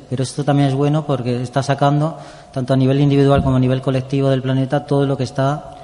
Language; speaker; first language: Spanish; native; Spanish